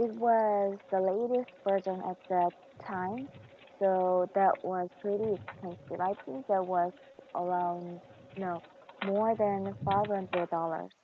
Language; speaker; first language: English; non-native, learner; Korean